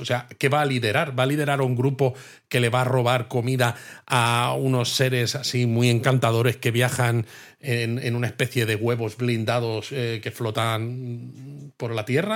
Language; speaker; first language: Spanish; native; Spanish